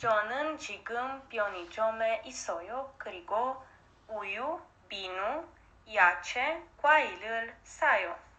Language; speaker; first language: Korean; non-native, learner; Romanian